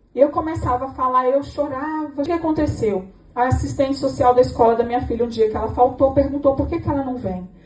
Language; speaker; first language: Portuguese; native; Portuguese